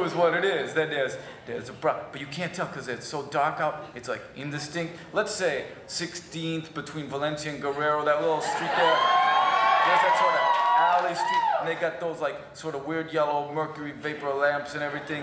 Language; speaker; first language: English; native; English